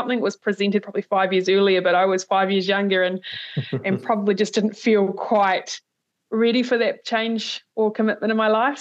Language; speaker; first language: English; native; English